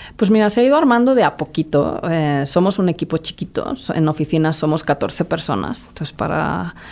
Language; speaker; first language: Spanish; early bilingual, other home language; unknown